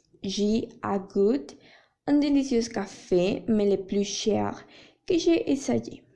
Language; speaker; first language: French; non-native, learner; Spanish